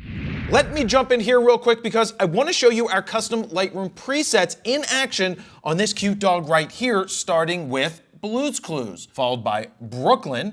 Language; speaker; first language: English; native; English